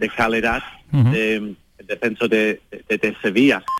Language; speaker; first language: Spanish; non-native, fluent; English